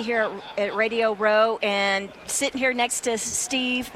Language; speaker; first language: English; native; English